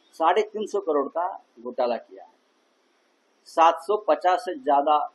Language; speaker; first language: Hindi; non-native, local second language; Marathi